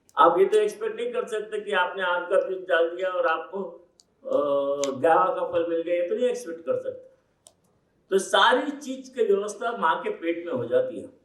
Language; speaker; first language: Hindi; native; Hindi